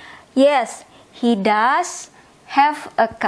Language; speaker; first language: English; non-native, fluent; Indonesian